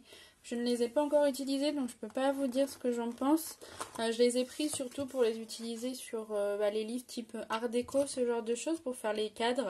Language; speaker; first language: French; native; French